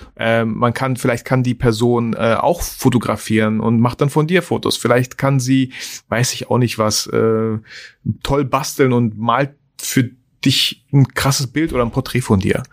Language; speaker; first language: German; early bilingual, other home language; Russian